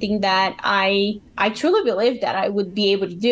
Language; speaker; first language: English; non-native, fluent; Portuguese